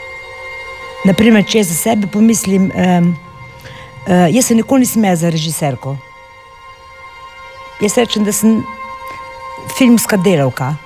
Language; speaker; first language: Slovenian; non-native, fluent; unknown